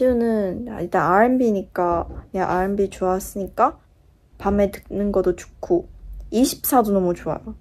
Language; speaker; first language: Korean; non-native, fluent; Chinese